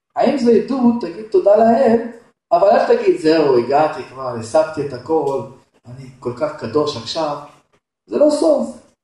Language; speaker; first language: Hebrew; non-native, fluent; Russian